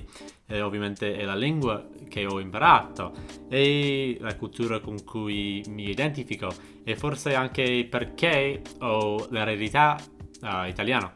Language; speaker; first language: Italian; non-native, fluent; English